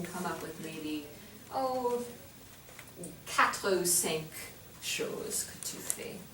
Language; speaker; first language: French; non-native, fluent; English